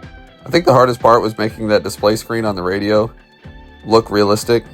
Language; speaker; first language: English; native; English